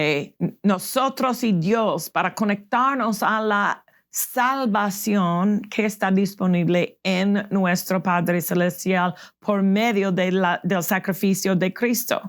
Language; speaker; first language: Spanish; non-native, fluent; English